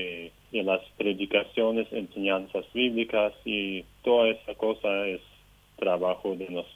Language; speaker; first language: Spanish; non-native, local second language; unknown